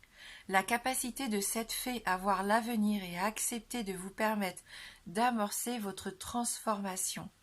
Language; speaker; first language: French; native; French